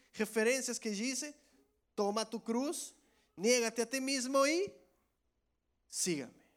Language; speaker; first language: Portuguese; non-native, learner; Spanish